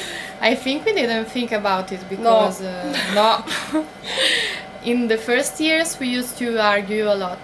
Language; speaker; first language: English; non-native, learner; Italian